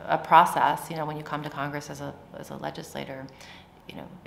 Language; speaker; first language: English; native; English